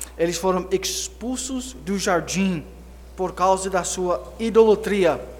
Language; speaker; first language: Portuguese; non-native, fluent; English